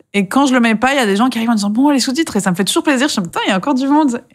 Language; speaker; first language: French; native; French